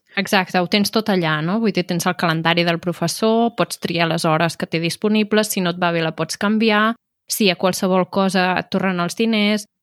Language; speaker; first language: Catalan; native; Catalan